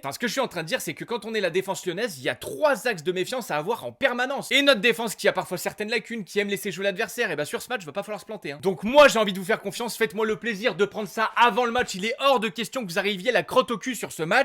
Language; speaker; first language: French; native; French